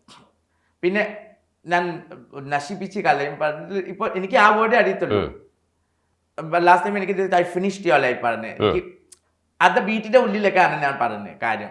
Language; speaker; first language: Malayalam; non-native, learner; Assamese